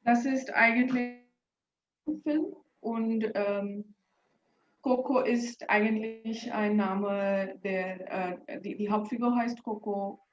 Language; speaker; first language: German; non-native, learner; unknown